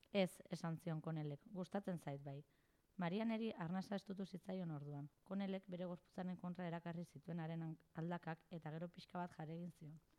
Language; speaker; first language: Basque; native; Basque